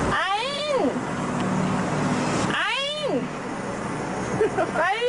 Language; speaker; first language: Korean; early bilingual, heritage; English